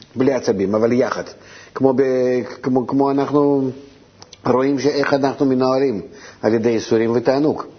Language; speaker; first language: Hebrew; non-native, fluent; Russian